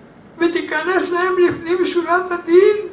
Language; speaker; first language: Hebrew; native; Hebrew